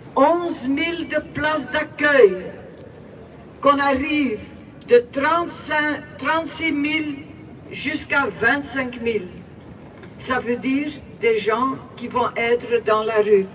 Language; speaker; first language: French; non-native, local second language; Dutch